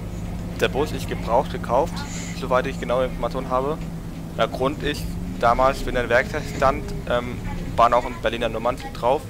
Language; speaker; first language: German; native; German